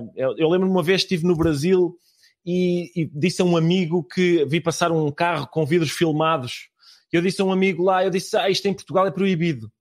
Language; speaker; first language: Portuguese; native; Portuguese